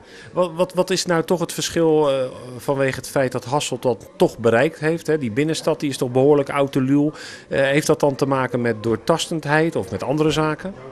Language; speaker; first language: Dutch; native; Dutch